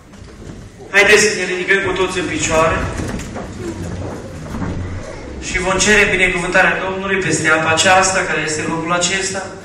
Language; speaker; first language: Romanian; native; Romanian